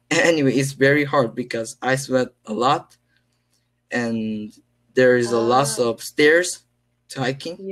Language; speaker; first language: English; non-native, learner; Korean